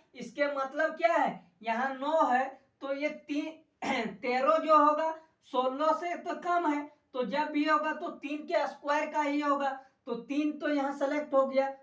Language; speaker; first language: Hindi; native; Hindi